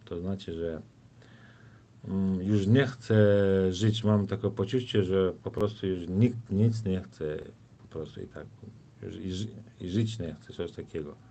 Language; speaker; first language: Polish; non-native, fluent; Turkmen